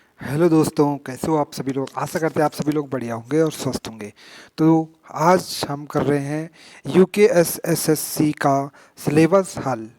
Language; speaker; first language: Hindi; native; Hindi